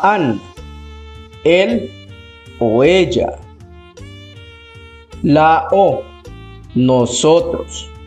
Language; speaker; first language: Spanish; non-native, local second language; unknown